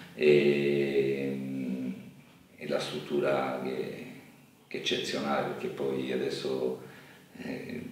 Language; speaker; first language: Italian; native; Italian